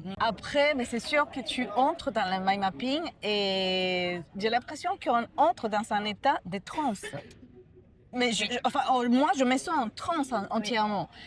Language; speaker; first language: French; non-native, fluent; Spanish